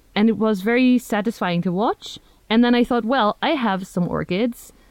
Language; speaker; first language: English; non-native, fluent; Dutch